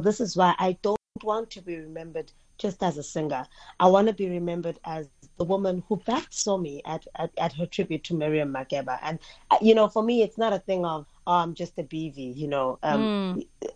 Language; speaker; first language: English; non-native, local second language; Xhosa